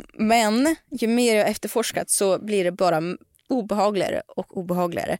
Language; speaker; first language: Swedish; native; Swedish